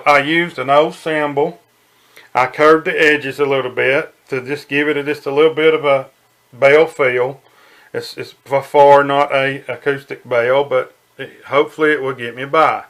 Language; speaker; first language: English; native; English